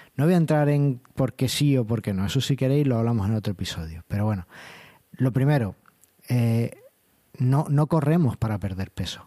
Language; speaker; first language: Spanish; native; Spanish